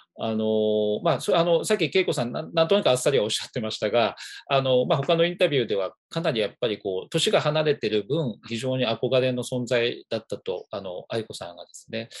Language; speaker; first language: Japanese; native; Japanese